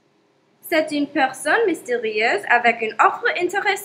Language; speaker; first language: French; non-native, learner; English